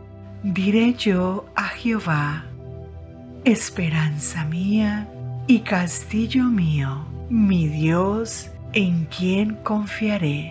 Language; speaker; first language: Spanish; native; Spanish